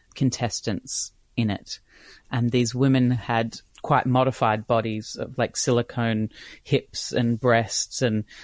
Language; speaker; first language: English; native; English